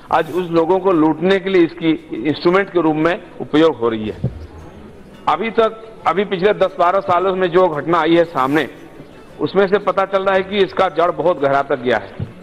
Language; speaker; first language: Hindi; non-native, local second language; Bangla